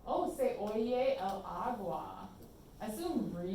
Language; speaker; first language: Spanish; non-native, fluent; English